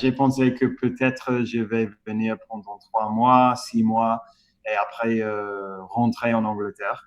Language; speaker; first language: French; non-native, fluent; English